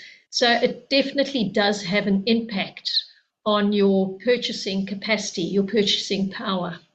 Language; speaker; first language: English; native; English